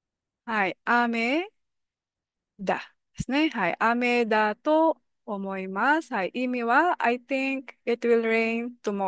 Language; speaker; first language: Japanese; non-native, fluent; Filipino